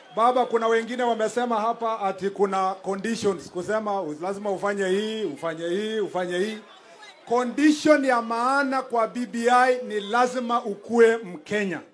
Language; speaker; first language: Swahili; non-native, local second language; Kalenjin